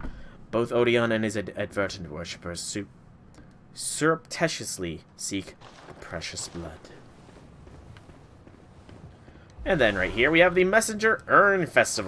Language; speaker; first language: English; native; English